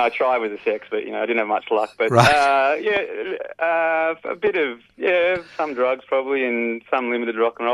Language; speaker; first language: English; native; English